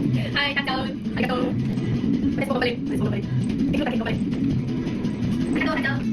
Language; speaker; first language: Japanese; non-native, learner; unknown